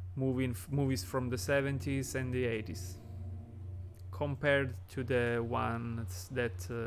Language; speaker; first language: English; non-native, fluent; Italian